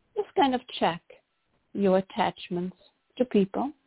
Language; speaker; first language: English; non-native, fluent; French